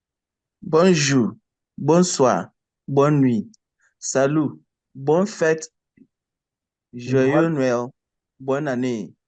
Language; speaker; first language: French; non-native, learner; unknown